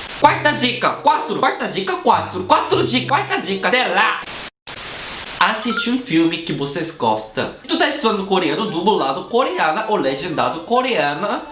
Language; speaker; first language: Portuguese; non-native, fluent; Korean